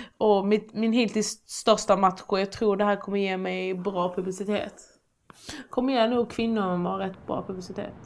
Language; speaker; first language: Swedish; early bilingual, other home language; Persian